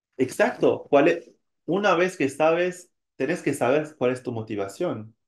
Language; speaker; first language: Spanish; non-native, fluent; French